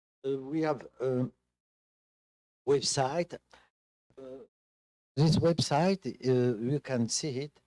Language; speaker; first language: English; non-native, fluent; French